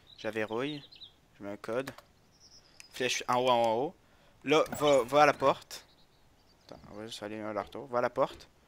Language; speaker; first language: French; native; French